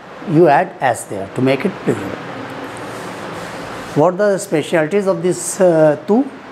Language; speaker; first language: English; non-native, local second language; Hindi